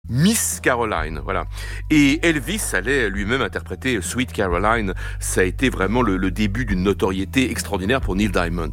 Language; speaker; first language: French; native; French